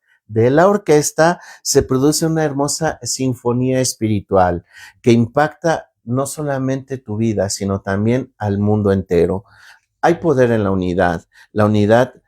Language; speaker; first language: Spanish; native; Spanish